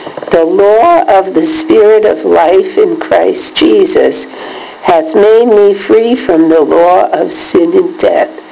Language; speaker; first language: English; native; English